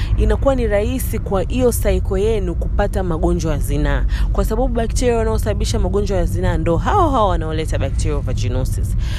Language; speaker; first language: Swahili; native; Swahili